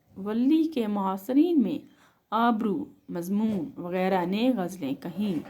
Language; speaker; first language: Urdu; non-native, local second language; Kashmiri